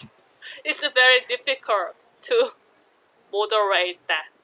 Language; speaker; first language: English; non-native, learner; Korean